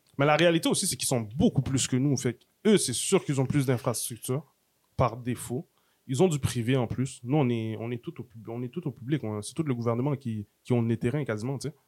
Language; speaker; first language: French; native; French